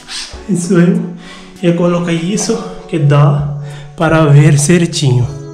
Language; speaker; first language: Portuguese; non-native, learner; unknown